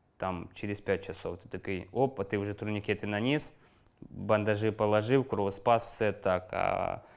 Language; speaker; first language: Ukrainian; non-native, local second language; Russian